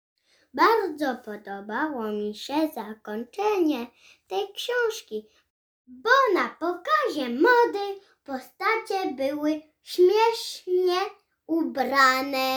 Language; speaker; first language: Polish; early bilingual, heritage; Polish